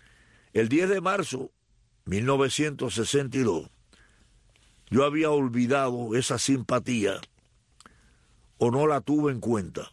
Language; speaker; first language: Spanish; native; Spanish